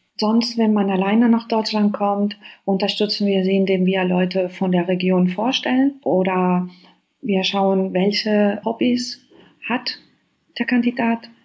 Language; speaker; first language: German; non-native, fluent; Spanish